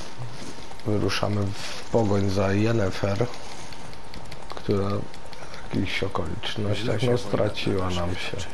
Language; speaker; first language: Polish; native; Polish